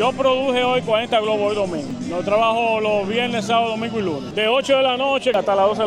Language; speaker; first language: Spanish; native; Spanish